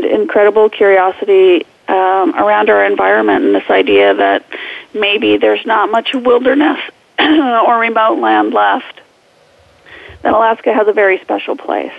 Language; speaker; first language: English; native; English